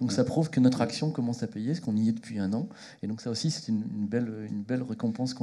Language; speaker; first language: French; native; French